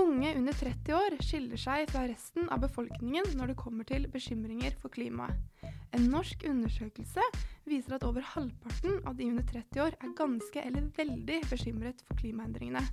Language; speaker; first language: Norwegian; native; Norwegian